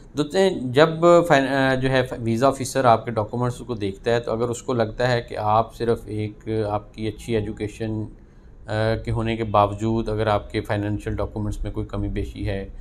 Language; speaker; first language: Urdu; non-native, local second language; Punjabi